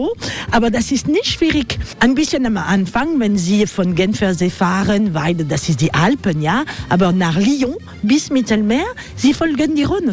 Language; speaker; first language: German; non-native, learner; French